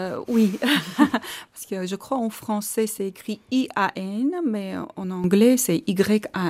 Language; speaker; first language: French; non-native, learner; Armenian